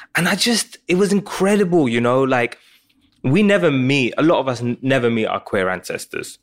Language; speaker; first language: English; native; English